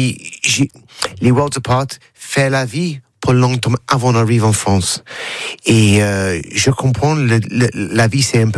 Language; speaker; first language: French; non-native, learner; English